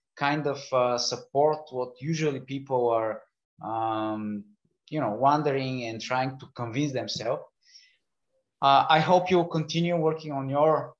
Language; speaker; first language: English; non-native, fluent; Bulgarian